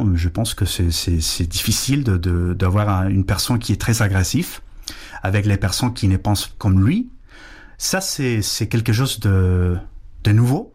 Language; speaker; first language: French; non-native, fluent; Spanish